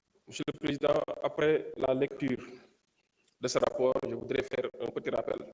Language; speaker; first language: French; non-native, local second language; Wolof